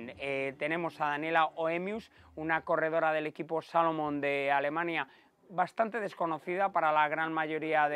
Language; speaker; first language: Spanish; native; Spanish